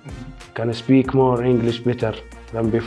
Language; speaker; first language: English; non-native, learner; Arabic